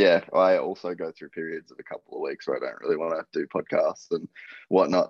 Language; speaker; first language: English; native; English